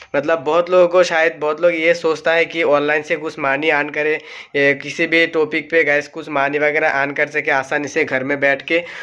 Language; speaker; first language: Hindi; non-native, local second language; Assamese